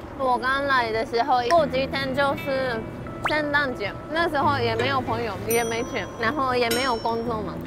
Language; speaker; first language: Chinese; non-native, fluent; Japanese